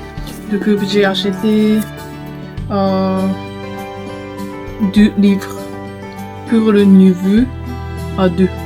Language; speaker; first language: French; non-native, learner; Japanese